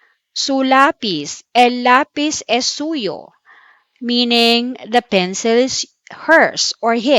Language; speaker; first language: Spanish; non-native, fluent; Filipino